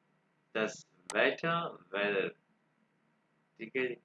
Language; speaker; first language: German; non-native, fluent; Urdu